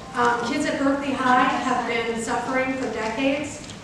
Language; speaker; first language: English; native; English